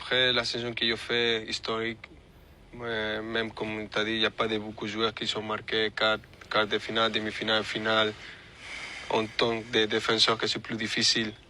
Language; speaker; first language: French; non-native, fluent; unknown